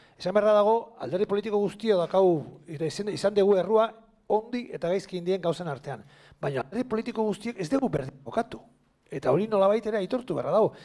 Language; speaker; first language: Basque; native; Basque